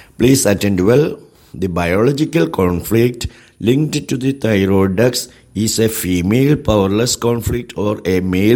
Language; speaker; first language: English; non-native, local second language; Malayalam